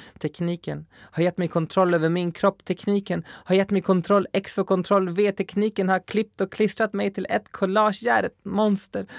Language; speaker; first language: Swedish; early bilingual, other home language; Spanish